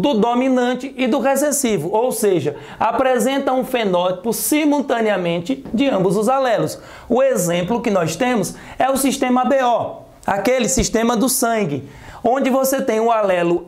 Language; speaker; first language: Portuguese; native; Portuguese